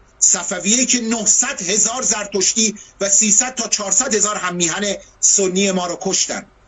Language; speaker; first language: Persian; non-native, local second language; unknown